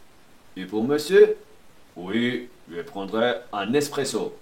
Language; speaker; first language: French; non-native, fluent; Portuguese